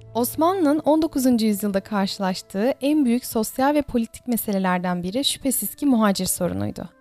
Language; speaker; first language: Turkish; native; Turkish